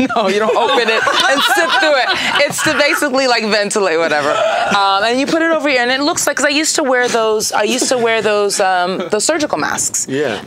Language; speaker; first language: English; native; English